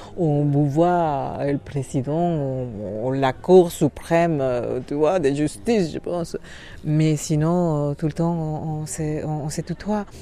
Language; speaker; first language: French; non-native, fluent; Spanish